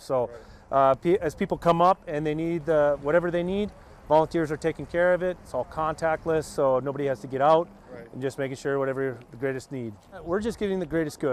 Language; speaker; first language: English; native; English